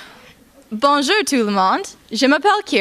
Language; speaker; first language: French; non-native, learner; English